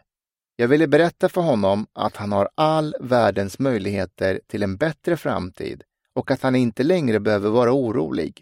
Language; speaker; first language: Swedish; early bilingual, other home language; Persian